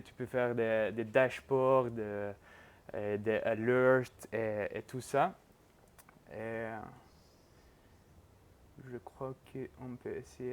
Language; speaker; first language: French; non-native, fluent; Norwegian